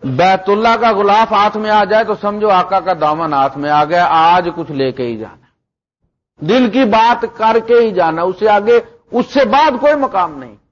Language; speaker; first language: Urdu; non-native, local second language; Punjabi